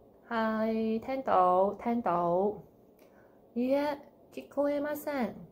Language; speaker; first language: Japanese; non-native, learner; Cantonese